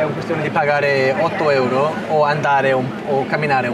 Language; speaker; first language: Italian; non-native, learner; English